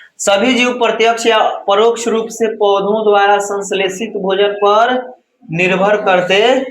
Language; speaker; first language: Hindi; native; Hindi